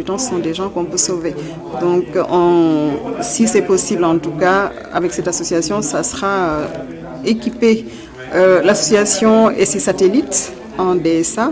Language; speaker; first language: French; non-native, local second language; Wolof